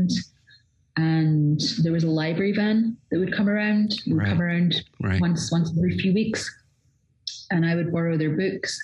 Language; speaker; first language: English; native; English